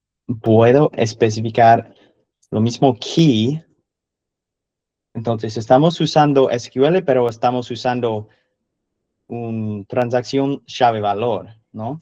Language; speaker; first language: Spanish; non-native, learner; English